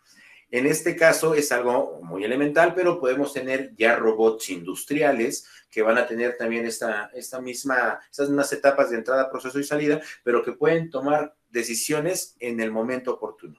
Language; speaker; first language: Spanish; native; Spanish